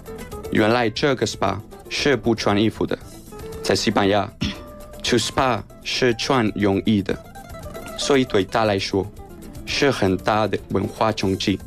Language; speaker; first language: Chinese; non-native, fluent; Spanish